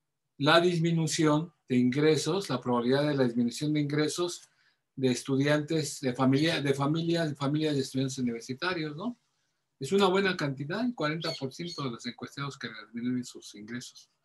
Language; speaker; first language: Spanish; native; Spanish